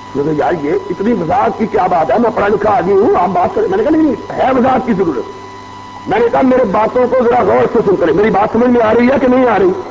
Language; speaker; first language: Urdu; non-native, local second language; Punjabi